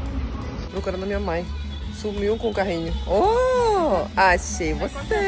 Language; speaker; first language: Portuguese; non-native, fluent; Spanish